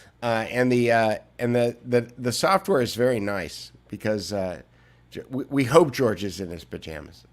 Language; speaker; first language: English; native; English